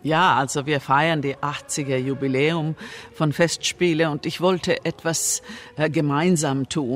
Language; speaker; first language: German; non-native, learner; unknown